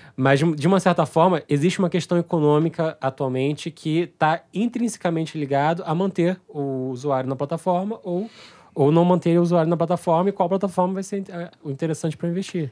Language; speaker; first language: Portuguese; native; Portuguese